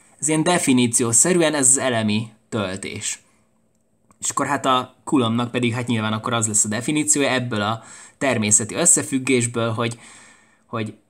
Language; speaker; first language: Hungarian; native; Hungarian